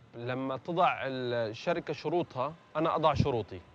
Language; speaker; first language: Arabic; native; Arabic